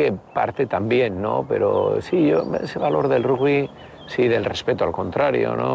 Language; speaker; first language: Spanish; native; Spanish